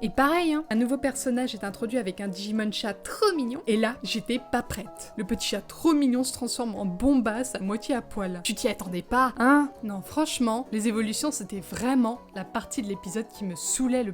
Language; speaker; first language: French; native; French